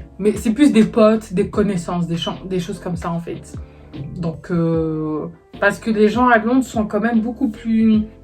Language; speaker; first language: French; native; French